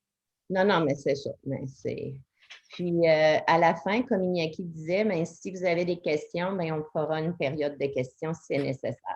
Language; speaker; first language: French; native; French